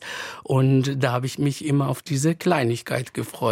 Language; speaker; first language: German; non-native, fluent; Arabic